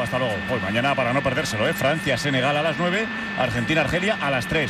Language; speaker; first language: Spanish; native; Spanish